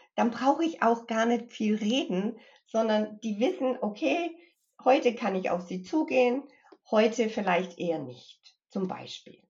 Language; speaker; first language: German; early bilingual, other home language; English